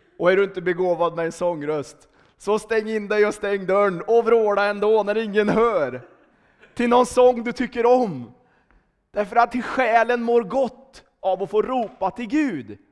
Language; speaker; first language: Swedish; native; Swedish